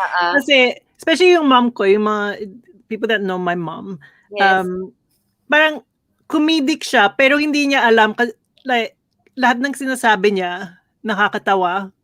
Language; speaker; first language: Filipino; early bilingual, heritage; Swedish